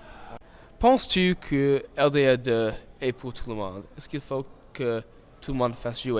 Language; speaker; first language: French; non-native, learner; English